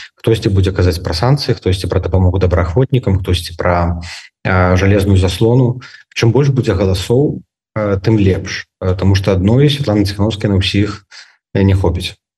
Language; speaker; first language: Belarusian; native; Belarusian